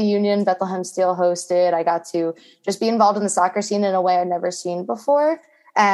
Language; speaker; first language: English; native; English